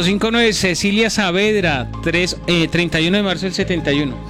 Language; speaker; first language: Spanish; native; Spanish